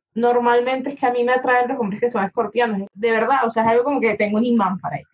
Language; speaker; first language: Spanish; native; Spanish